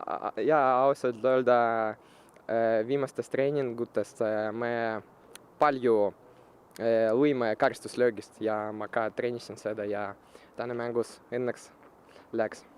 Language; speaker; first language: Estonian; non-native, local second language; Russian